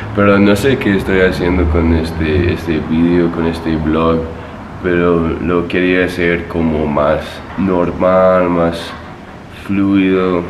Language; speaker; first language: Spanish; non-native, fluent; English